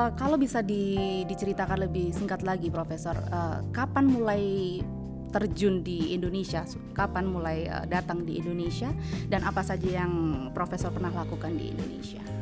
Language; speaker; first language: Indonesian; native; Indonesian